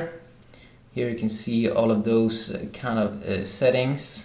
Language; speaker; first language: English; non-native, fluent; Swedish